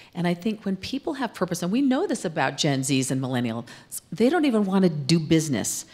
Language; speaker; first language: English; native; English